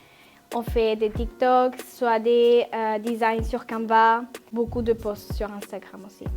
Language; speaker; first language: French; non-native, fluent; Spanish